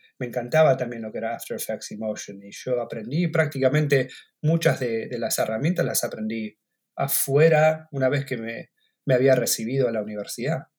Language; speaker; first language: Spanish; native; Spanish